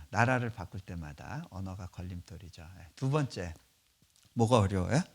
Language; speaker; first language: Korean; native; Korean